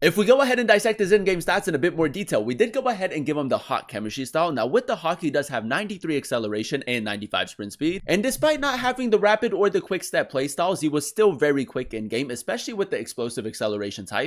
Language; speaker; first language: English; native; English